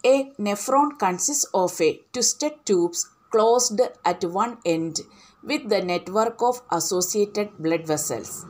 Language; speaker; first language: English; non-native, local second language; Malayalam